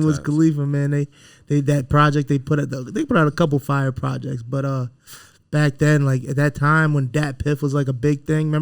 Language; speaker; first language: English; native; English